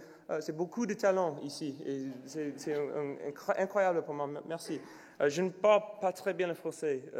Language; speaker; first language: French; non-native, learner; English